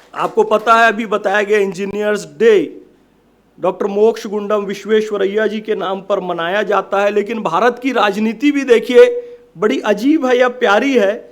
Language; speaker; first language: Hindi; native; Hindi